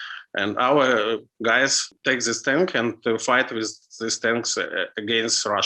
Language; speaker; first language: English; non-native, learner; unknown